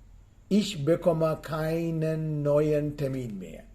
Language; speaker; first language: German; non-native, fluent; Sinhala